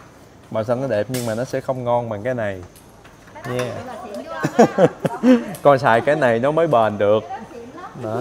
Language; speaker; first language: Vietnamese; native; Vietnamese